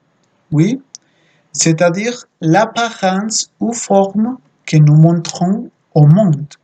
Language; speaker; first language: French; non-native, fluent; Spanish